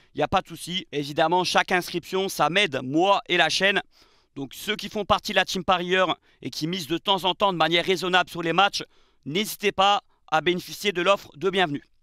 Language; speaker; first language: French; native; French